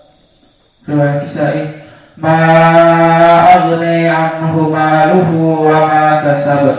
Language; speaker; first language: Arabic; non-native, learner; Indonesian